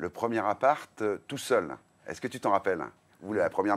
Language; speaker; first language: French; native; French